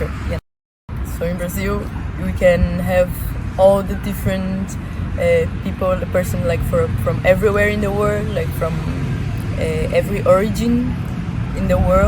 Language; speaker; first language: English; non-native, fluent; Portuguese